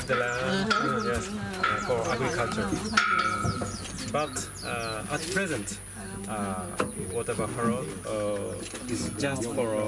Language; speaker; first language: English; non-native, learner; Japanese